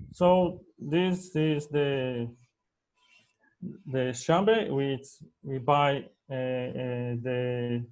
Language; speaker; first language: English; non-native, learner; Portuguese